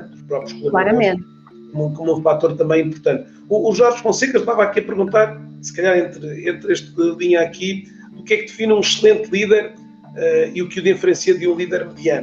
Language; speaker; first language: Portuguese; native; Portuguese